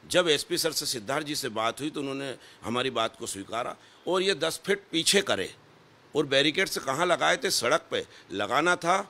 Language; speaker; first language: Hindi; native; Hindi